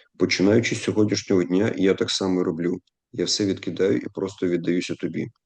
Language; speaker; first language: Ukrainian; non-native, local second language; Russian